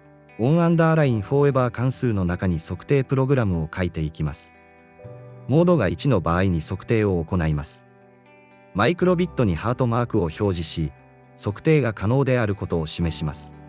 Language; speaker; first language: Japanese; native; Japanese